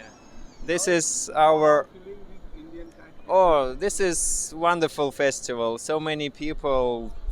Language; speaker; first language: English; non-native, learner; Ukrainian